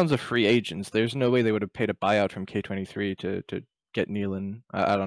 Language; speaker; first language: English; native; English